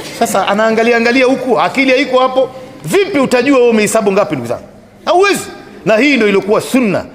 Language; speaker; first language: Swahili; native; Swahili